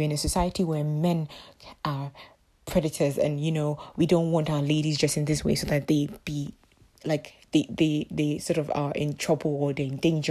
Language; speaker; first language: English; non-native, local second language; Akan